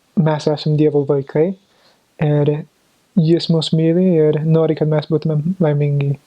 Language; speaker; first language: Lithuanian; non-native, fluent; English